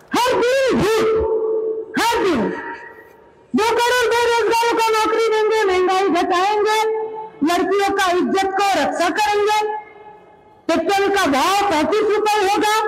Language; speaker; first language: Hindi; non-native, local second language; Bangla